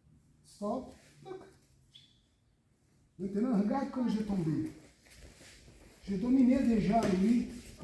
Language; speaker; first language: French; non-native, fluent; Portuguese